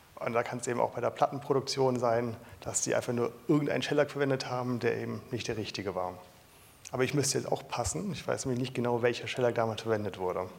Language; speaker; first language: German; native; German